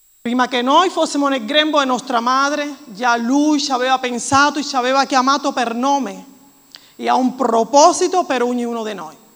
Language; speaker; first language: Italian; non-native, fluent; Spanish